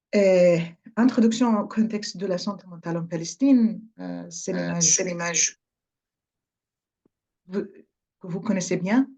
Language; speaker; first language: French; non-native, fluent; Arabic